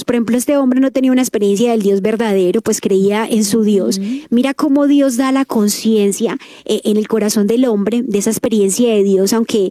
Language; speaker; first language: Spanish; native; Spanish